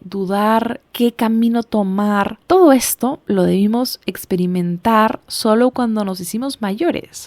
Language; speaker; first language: Spanish; native; Spanish